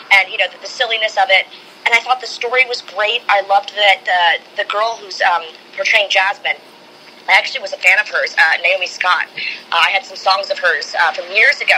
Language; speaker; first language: English; native; English